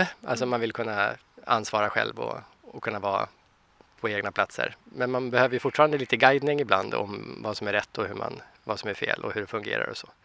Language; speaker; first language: Swedish; native; Swedish